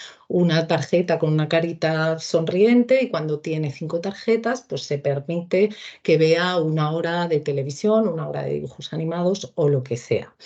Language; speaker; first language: Spanish; native; Spanish